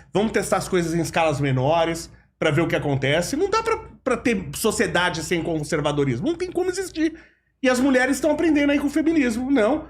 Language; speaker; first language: Portuguese; native; Portuguese